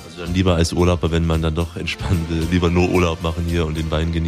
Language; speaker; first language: German; native; German